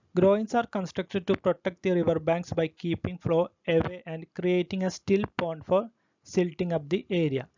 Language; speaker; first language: English; non-native, local second language; Malayalam